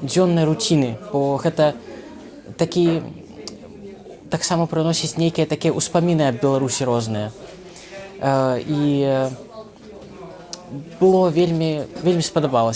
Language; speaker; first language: Belarusian; non-native, local second language; Russian